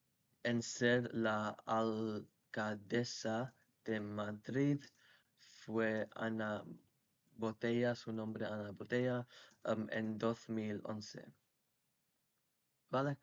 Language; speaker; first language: Spanish; non-native, learner; English